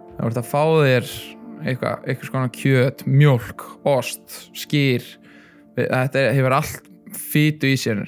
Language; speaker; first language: Icelandic; early bilingual, other home language; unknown